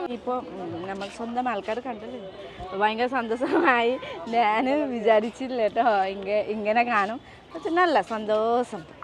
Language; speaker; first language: Malayalam; non-native, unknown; Nepali